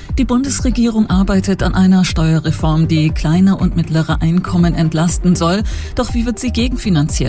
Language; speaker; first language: German; native; German